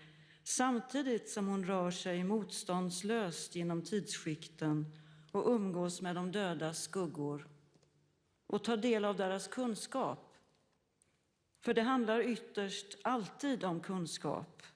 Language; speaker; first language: Swedish; native; Swedish